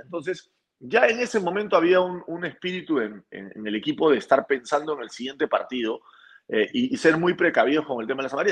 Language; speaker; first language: Spanish; native; Spanish